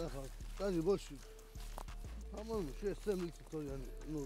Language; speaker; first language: Russian; non-native, local second language; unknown